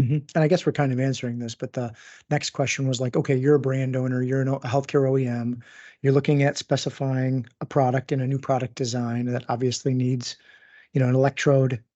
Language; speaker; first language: English; native; English